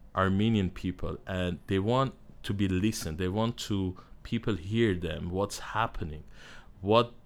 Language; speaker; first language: English; non-native, learner; Armenian